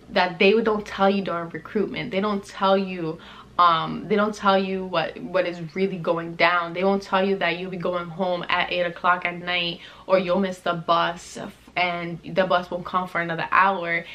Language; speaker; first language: English; native; English